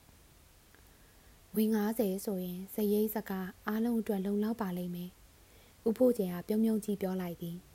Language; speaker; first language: Burmese; native; Burmese